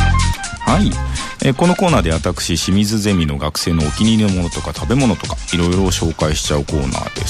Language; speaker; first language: Japanese; native; Japanese